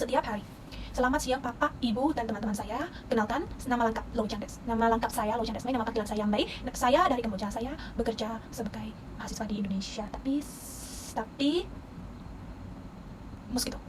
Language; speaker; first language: Indonesian; non-native, learner; Khmer